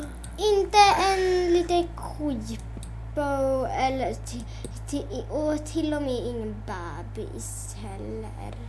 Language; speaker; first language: Swedish; native; Swedish